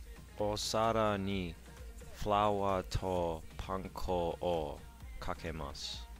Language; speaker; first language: Japanese; non-native, learner; English